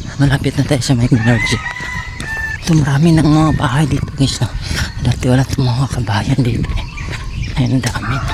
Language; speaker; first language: Filipino; non-native, local second language; Cebuano